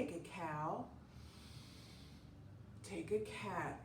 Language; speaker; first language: English; native; English